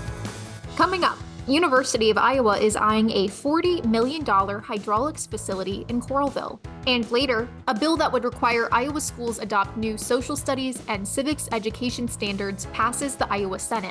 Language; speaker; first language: English; native; English